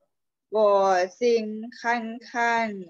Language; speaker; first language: Chinese; non-native, learner; Thai